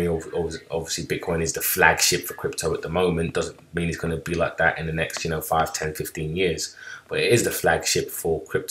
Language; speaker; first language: English; native; English